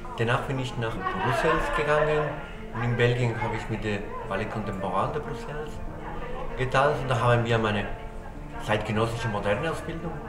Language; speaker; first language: German; non-native, fluent; Spanish